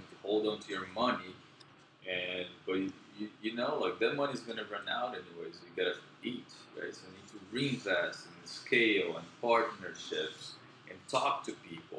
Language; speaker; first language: English; non-native, fluent; Portuguese